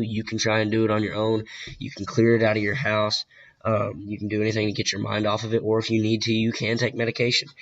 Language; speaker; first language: English; native; English